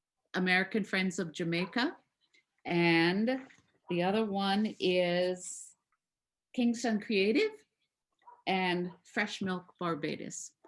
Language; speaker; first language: English; native; English